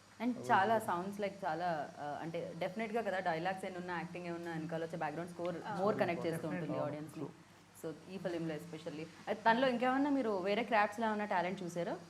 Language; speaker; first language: Telugu; native; Telugu